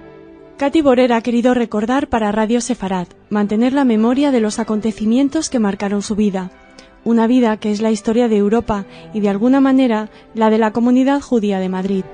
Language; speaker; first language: Spanish; native; Spanish